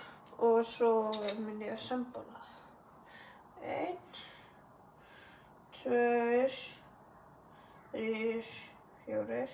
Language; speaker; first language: Icelandic; early bilingual, heritage; English